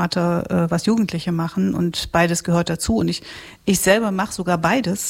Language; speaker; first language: German; native; German